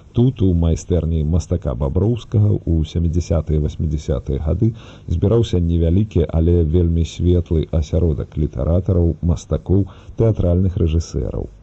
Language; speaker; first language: Belarusian; native; Belarusian